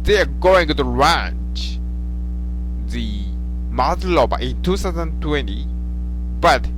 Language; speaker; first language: English; non-native, learner; Japanese